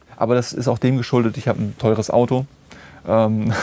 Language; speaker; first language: German; native; German